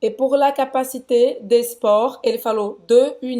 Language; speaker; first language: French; non-native, fluent; Portuguese